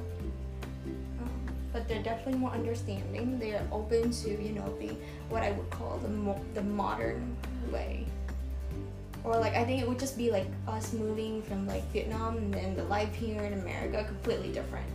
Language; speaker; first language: English; non-native, fluent; Vietnamese